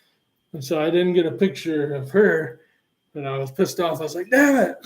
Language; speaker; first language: English; native; English